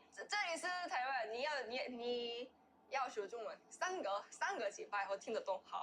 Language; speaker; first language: Chinese; non-native, learner; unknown